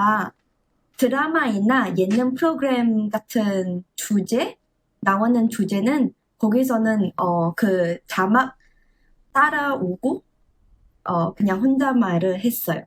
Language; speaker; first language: Korean; non-native, learner; English